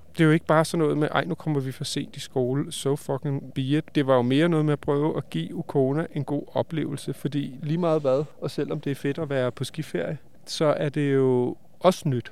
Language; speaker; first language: Danish; native; Danish